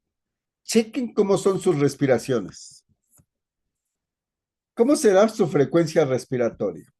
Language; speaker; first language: Spanish; native; Spanish